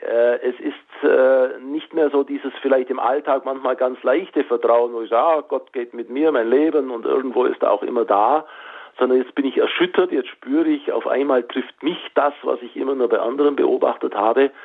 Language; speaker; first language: German; native; German